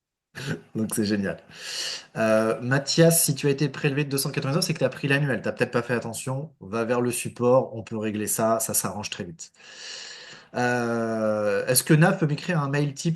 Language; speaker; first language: French; native; French